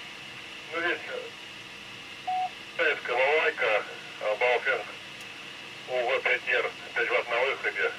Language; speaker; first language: Russian; native; Russian